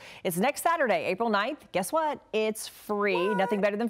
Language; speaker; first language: English; native; English